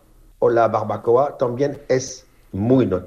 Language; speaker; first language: Spanish; non-native, learner; French